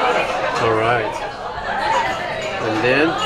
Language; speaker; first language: English; non-native, fluent; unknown